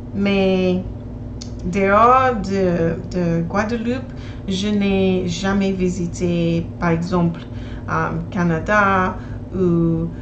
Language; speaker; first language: French; non-native, learner; English